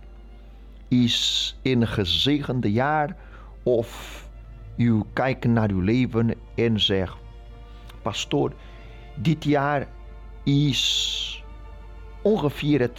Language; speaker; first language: Dutch; non-native, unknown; Portuguese